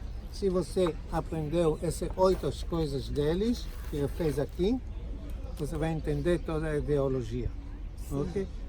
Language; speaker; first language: Portuguese; non-native, learner; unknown